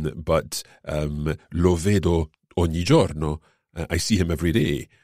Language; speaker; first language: English; native; English